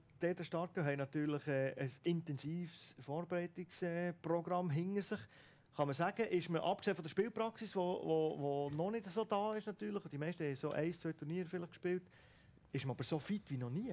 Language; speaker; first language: German; native; German